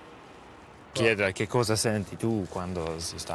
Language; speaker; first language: Italian; non-native, learner; English